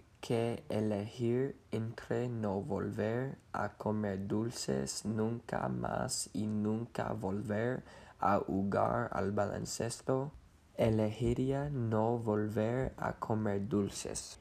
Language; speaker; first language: Spanish; non-native, learner; English